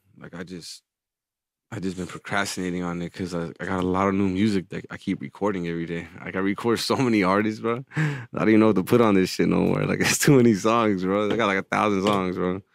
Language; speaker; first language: English; native; English